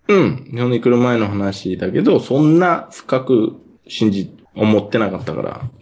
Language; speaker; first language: Japanese; non-native, fluent; English